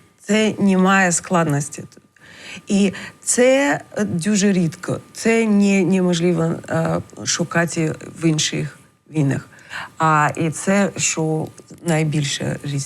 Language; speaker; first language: Ukrainian; non-native, learner; English